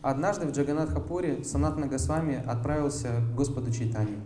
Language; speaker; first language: Russian; native; Russian